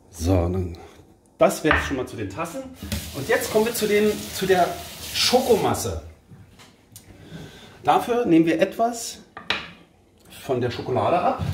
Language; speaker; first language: German; native; German